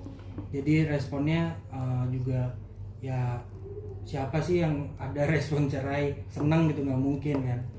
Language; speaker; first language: Indonesian; native; Indonesian